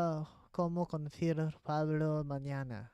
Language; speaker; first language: Spanish; non-native, learner; English